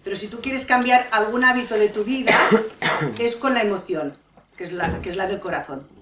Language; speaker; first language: Spanish; non-native, local second language; Catalan